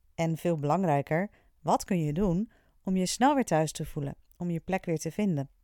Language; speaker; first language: Dutch; native; Dutch